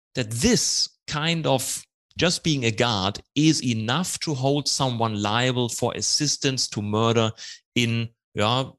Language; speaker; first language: English; non-native, fluent; German